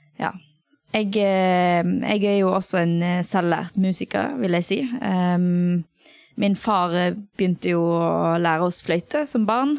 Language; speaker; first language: Norwegian; early bilingual, other home language; Tamil